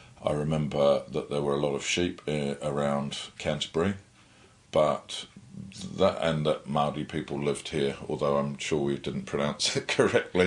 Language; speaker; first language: English; native; English